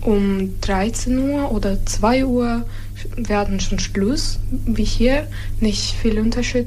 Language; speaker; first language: German; non-native, fluent; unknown